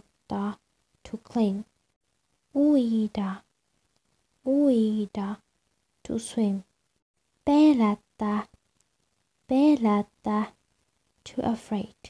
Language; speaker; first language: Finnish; non-native, learner; Burmese